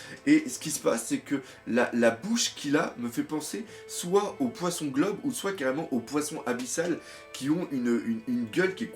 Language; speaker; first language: French; native; French